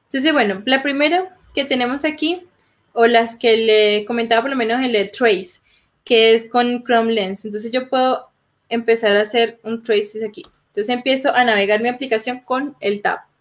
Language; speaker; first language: Spanish; native; Spanish